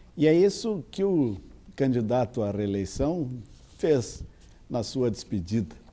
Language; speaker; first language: Portuguese; native; Portuguese